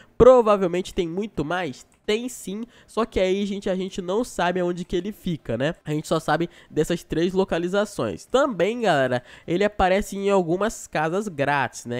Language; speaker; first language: Portuguese; native; Portuguese